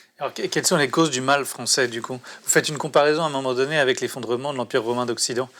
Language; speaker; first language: French; native; French